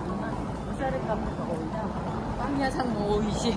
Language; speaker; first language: Japanese; non-native, fluent; Korean